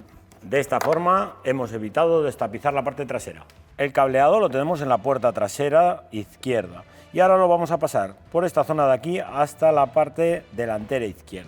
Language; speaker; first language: Spanish; native; Spanish